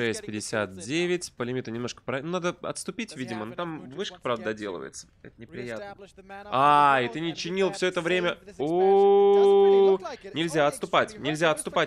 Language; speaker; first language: Russian; native; Russian